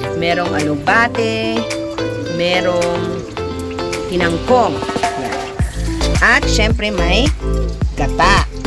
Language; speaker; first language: Filipino; non-native, local second language; Cebuano